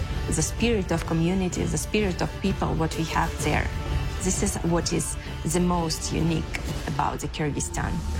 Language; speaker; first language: English; non-native, fluent; Russian